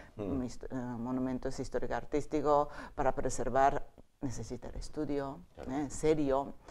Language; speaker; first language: Spanish; non-native, fluent; Japanese